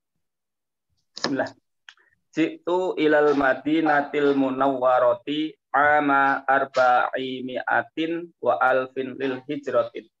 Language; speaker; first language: Arabic; non-native, learner; Indonesian